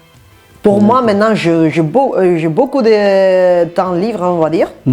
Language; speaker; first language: French; non-native, fluent; Spanish